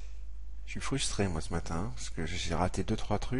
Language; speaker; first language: French; native; French